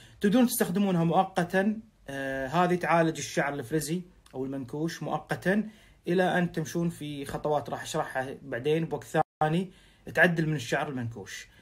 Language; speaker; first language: Arabic; native; Arabic